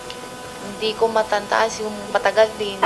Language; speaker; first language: Filipino; non-native, learner; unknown